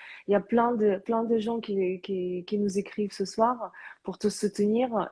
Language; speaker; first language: French; early bilingual, other home language; Korean